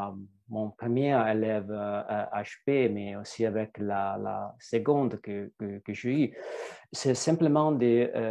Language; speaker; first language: French; non-native, fluent; Italian